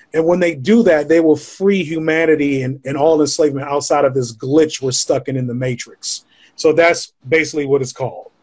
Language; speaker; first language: English; native; English